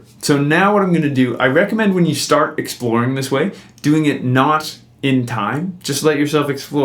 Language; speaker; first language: English; native; English